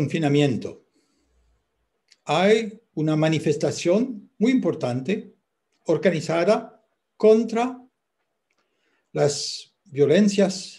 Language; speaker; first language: Spanish; non-native, fluent; French